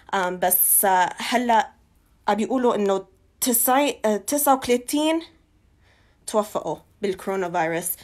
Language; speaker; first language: Arabic; early bilingual, heritage; Arabic